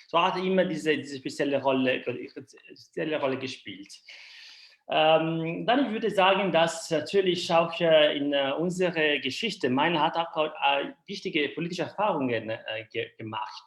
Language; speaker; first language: German; non-native, learner; Italian